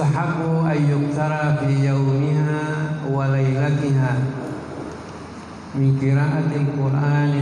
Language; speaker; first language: Arabic; non-native, fluent; Indonesian